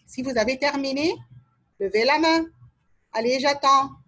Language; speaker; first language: French; non-native, fluent; Arabic